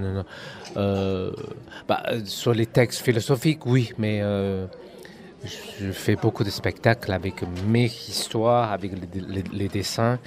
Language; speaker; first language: French; non-native, fluent; Chinese